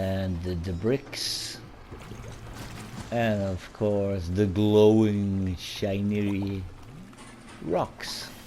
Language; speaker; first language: English; non-native, fluent; Swedish